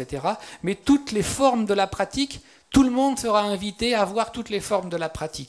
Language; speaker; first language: French; native; French